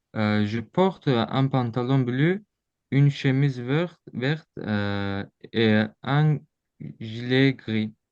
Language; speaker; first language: French; non-native, learner; Azerbaijani